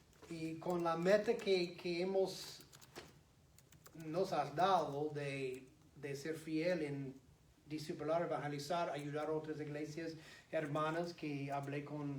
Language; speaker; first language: Spanish; non-native, fluent; English